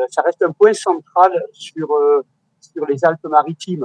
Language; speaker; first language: French; native; French